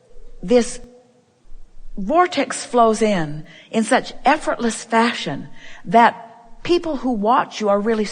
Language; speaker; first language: English; native; English